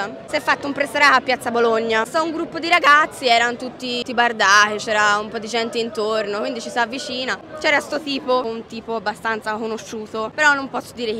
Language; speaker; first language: Italian; native; Italian